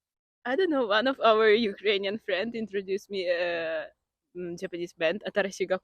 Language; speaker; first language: English; non-native, fluent; Ukrainian